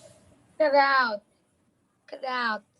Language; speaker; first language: English; non-native, learner; Vietnamese